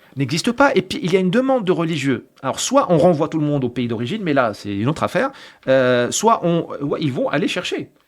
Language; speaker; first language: French; non-native, local second language; Arabic